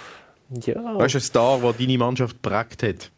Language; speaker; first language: German; native; German